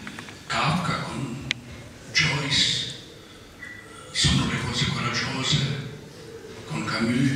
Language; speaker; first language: Italian; non-native, fluent; Albanian